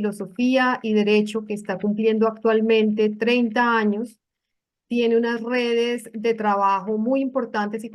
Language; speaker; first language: Spanish; native; Spanish